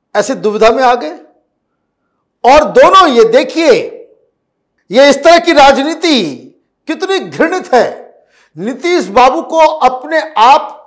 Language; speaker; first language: Hindi; native; Hindi